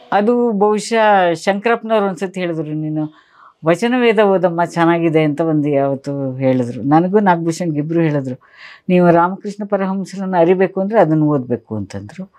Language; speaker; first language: Kannada; native; Kannada